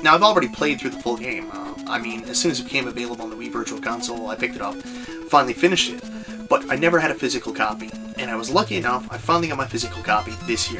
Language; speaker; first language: English; native; English